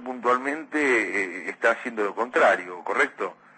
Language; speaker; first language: Spanish; native; Spanish